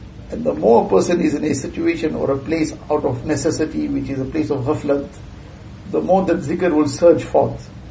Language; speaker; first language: English; early bilingual, other home language; Urdu